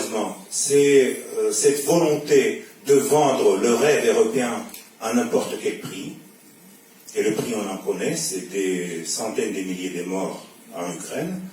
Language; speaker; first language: French; non-native, fluent; Russian